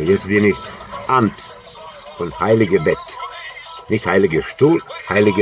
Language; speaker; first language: German; non-native, learner; Croatian